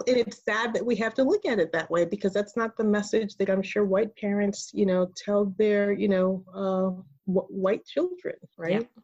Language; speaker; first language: English; early bilingual, other home language; Spanish